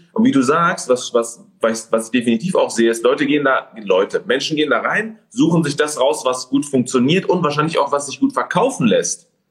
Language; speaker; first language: German; early bilingual, other home language; Persian